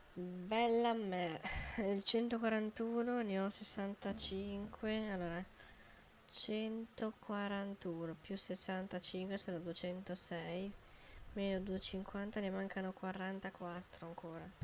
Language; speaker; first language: Italian; native; Italian